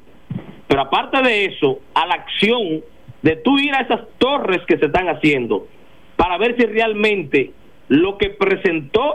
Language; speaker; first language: Spanish; native; Spanish